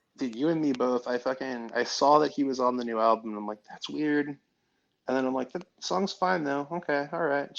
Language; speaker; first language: English; native; English